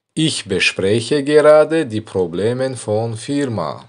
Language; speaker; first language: German; non-native, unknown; Tajik